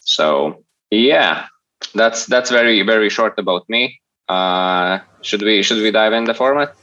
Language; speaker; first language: English; non-native, fluent; Latvian